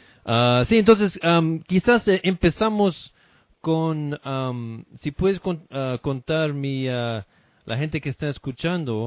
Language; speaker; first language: Spanish; non-native, fluent; English